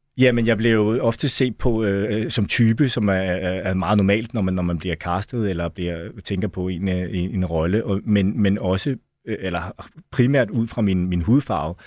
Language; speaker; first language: Danish; early bilingual, other home language; Chinese